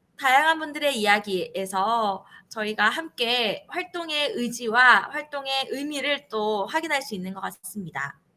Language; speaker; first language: Korean; native; Korean